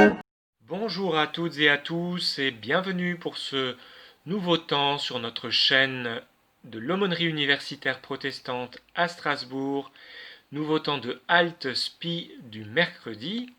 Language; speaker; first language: French; native; French